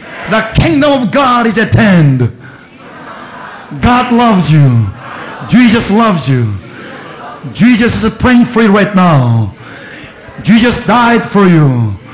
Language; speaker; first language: English; non-native, fluent; Korean